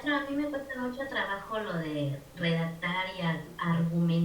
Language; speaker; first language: Spanish; native; Spanish